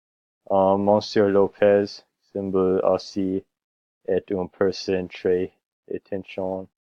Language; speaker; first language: French; non-native, learner; English